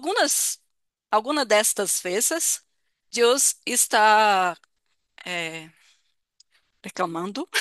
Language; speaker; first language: Spanish; non-native, fluent; Portuguese